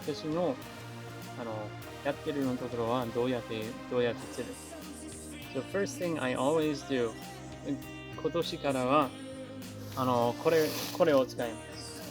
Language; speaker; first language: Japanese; non-native, learner; English